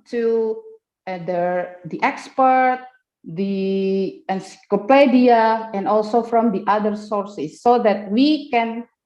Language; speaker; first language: English; non-native, fluent; Indonesian